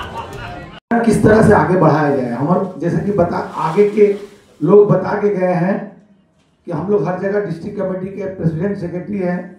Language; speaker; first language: Hindi; native; Hindi